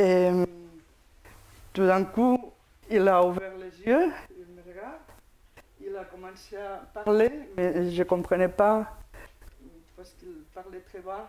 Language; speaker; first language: French; non-native, fluent; Spanish